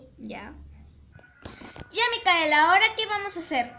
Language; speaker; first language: Spanish; native; Spanish